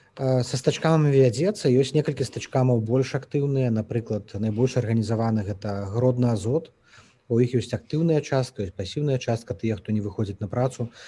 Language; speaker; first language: Belarusian; native; Belarusian